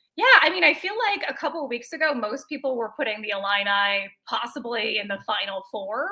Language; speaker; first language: English; native; English